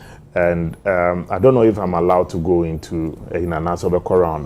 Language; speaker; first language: English; non-native, local second language; Akan